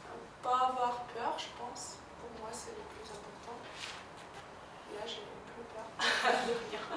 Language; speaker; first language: French; non-native, fluent; Russian